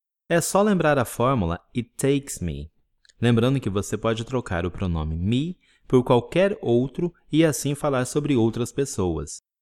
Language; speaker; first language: Portuguese; native; Portuguese